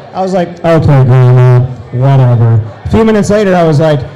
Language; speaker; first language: English; early bilingual, other home language; Italian